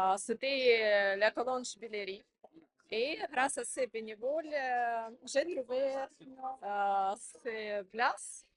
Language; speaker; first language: French; non-native, learner; Ukrainian